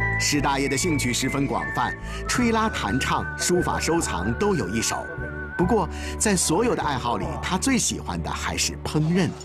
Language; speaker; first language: Chinese; native; Chinese